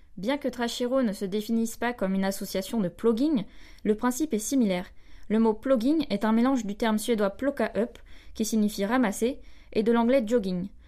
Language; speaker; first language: French; native; French